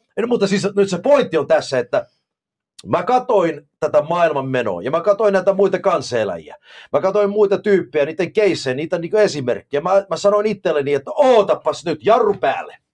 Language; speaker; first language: Finnish; early bilingual, heritage; Finnish